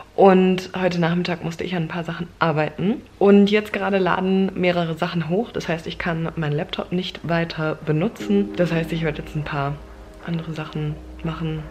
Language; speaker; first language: German; native; German